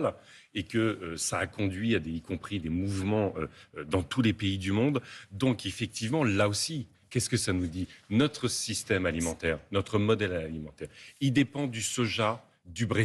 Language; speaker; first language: French; native; French